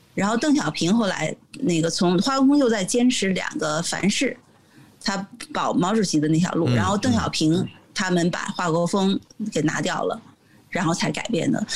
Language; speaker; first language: Chinese; native; Chinese